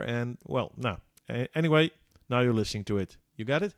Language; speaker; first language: English; non-native, fluent; Dutch